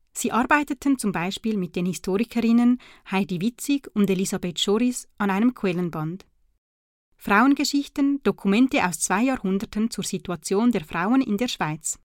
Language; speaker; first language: German; native; German